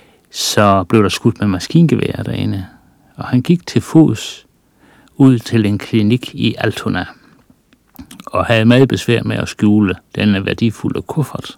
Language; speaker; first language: Danish; native; Danish